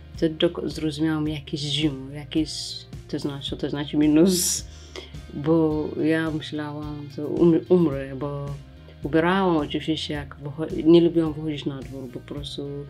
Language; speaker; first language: Polish; non-native, learner; Tigrinya